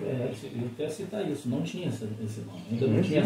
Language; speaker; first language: Portuguese; native; Portuguese